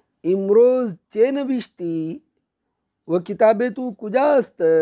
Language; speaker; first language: Persian; non-native, fluent; Urdu